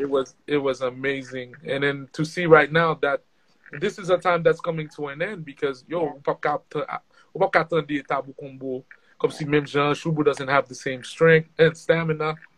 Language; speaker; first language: English; non-native, fluent; Haitian Creole